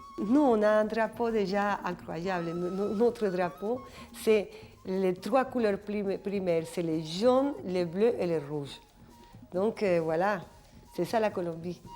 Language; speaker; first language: French; non-native, fluent; Spanish